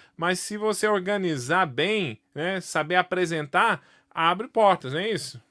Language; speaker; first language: Portuguese; native; Portuguese